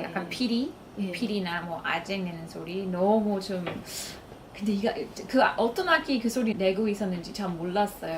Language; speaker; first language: Korean; non-native, fluent; English